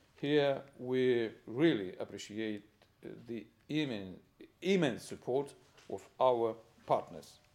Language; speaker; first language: English; non-native, fluent; Romanian